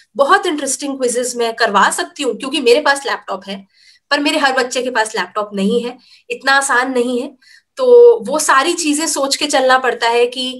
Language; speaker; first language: Hindi; native; Hindi